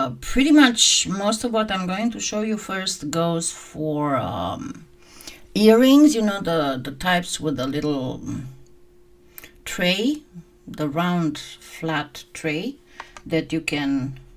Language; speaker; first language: English; non-native, fluent; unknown